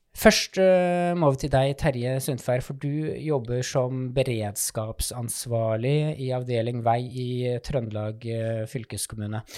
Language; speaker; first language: Norwegian; native; Norwegian